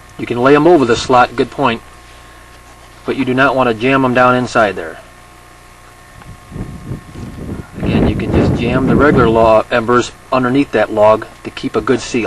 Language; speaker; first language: English; native; English